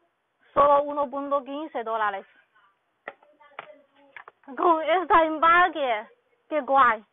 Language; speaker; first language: Spanish; non-native, learner; Chinese